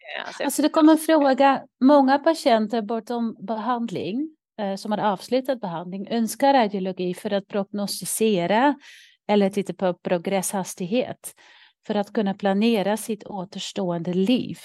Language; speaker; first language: Swedish; non-native, fluent; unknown